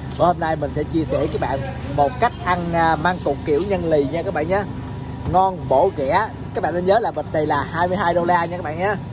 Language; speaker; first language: Vietnamese; native; Vietnamese